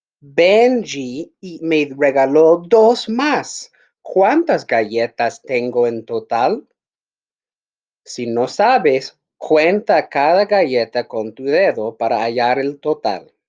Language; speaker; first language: Spanish; non-native, fluent; English